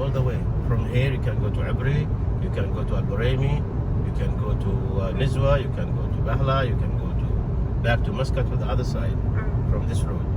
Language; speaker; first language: English; non-native, fluent; Arabic